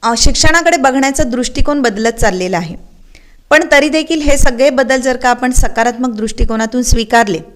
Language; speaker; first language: Marathi; native; Marathi